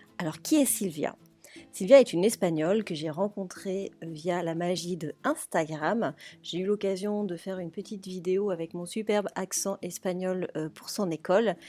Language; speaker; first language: French; native; French